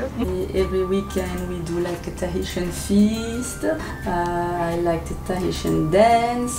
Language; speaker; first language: English; non-native, learner; Japanese